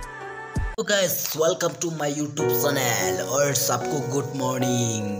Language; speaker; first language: Hindi; non-native, local second language; Nepali